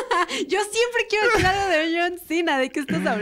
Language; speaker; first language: Spanish; native; Spanish